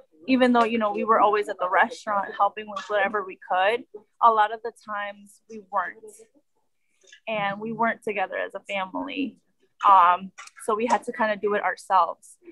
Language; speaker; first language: English; early bilingual, other home language; Spanish